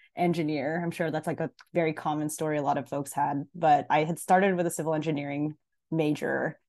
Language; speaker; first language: English; early bilingual, other home language; Filipino